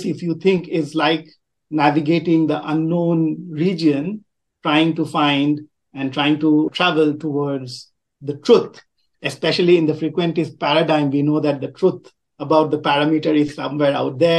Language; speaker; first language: English; non-native, local second language; Bangla